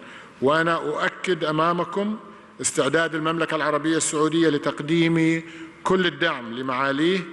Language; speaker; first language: Arabic; native; Arabic